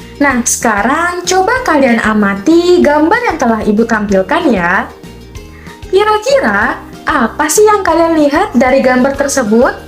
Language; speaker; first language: Indonesian; native; Indonesian